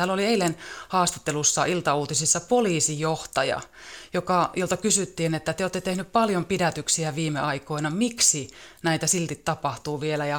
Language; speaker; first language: Finnish; native; Finnish